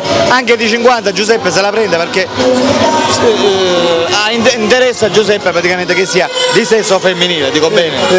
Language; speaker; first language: Italian; native; Italian